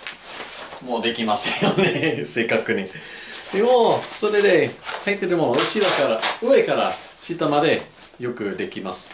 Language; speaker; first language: Japanese; non-native, learner; English